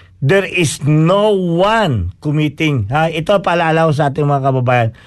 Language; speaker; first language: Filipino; native; Filipino